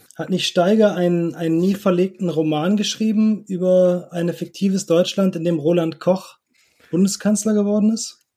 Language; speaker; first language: German; native; German